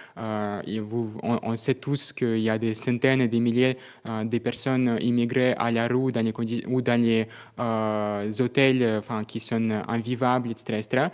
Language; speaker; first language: French; non-native, fluent; Russian